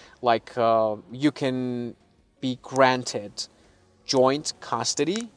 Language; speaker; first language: English; non-native, fluent; Persian